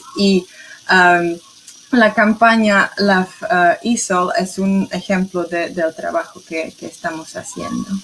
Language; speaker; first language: Spanish; non-native, fluent; English